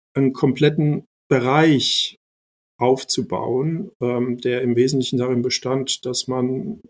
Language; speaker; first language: German; early bilingual, other home language; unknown